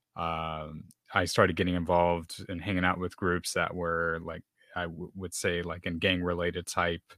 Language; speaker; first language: English; native; English